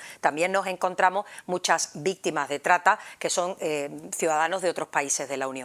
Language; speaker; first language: Spanish; native; Spanish